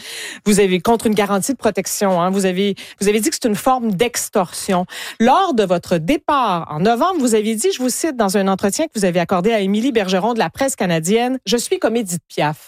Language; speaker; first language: French; native; French